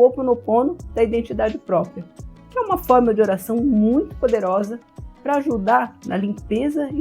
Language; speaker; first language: Portuguese; native; Portuguese